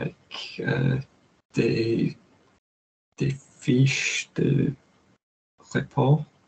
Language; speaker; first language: French; non-native, learner; English